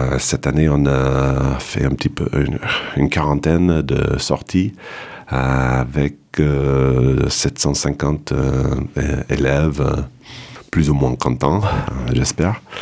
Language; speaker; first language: French; non-native, fluent; English